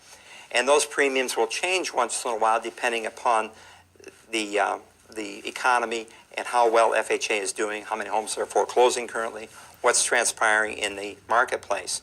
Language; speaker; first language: English; native; English